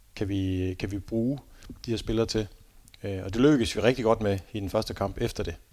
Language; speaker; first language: Danish; native; Danish